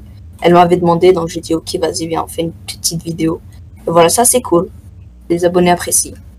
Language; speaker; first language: French; native; French